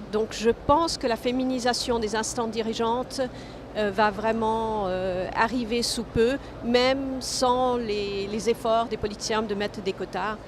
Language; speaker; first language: French; non-native, fluent; English